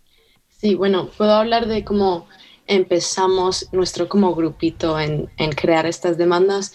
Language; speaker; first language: Spanish; early bilingual, heritage; Spanish